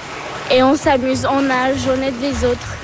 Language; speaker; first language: French; early bilingual, other home language; Turkish